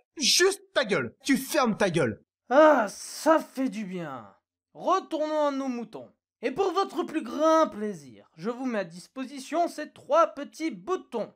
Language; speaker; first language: French; native; French